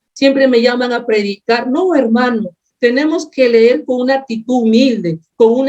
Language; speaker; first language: Spanish; native; Spanish